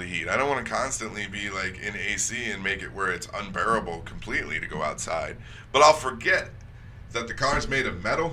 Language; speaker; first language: English; native; English